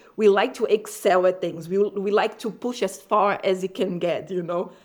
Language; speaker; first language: English; non-native, fluent; Portuguese